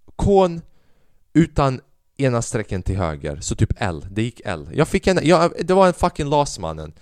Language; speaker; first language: Swedish; early bilingual, other home language; Albanian